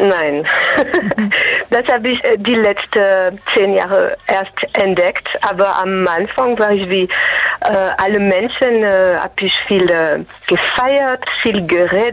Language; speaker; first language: German; non-native, fluent; French